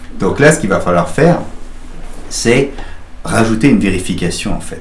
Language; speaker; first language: French; native; French